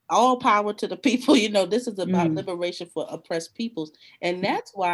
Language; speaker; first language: English; native; English